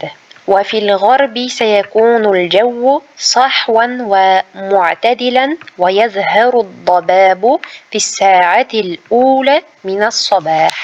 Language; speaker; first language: Arabic; non-native, fluent; Uzbek